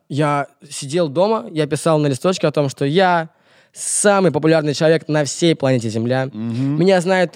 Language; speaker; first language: Russian; native; Russian